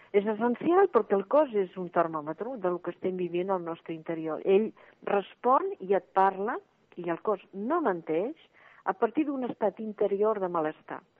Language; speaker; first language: Catalan; non-native, local second language; Spanish